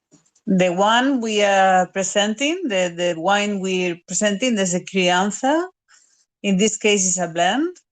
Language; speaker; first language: English; non-native, fluent; Spanish